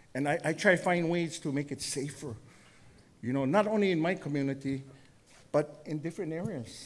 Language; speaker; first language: English; native; English